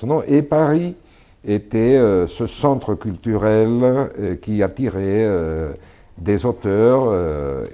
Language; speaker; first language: French; non-native, fluent; Spanish